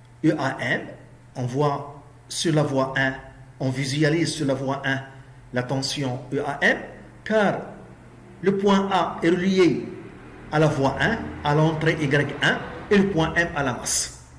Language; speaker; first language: French; non-native, local second language; Arabic